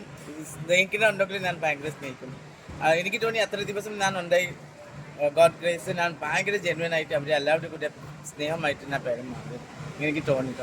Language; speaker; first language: Malayalam; non-native, learner; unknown